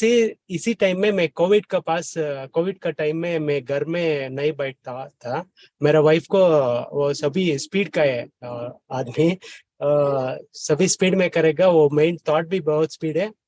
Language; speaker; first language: Hindi; non-native, learner; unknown